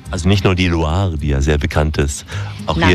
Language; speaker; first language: German; native; German